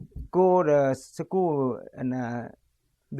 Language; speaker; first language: English; non-native, learner; Lao